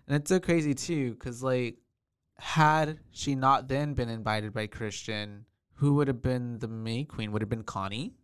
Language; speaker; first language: English; native; English